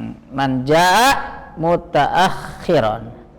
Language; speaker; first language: Arabic; non-native, fluent; Indonesian